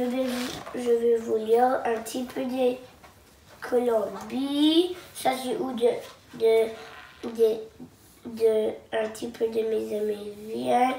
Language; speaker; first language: French; non-native, local second language; English